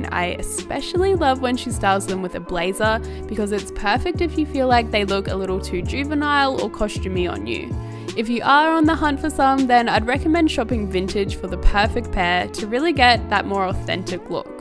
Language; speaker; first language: English; native; English